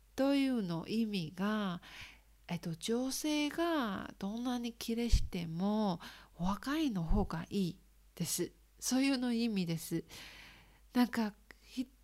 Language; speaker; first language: Japanese; non-native, learner; Chinese